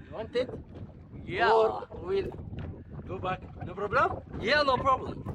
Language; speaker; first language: English; non-native, learner; Arabic